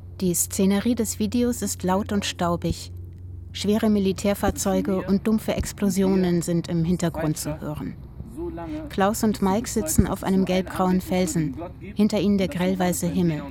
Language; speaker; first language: German; native; German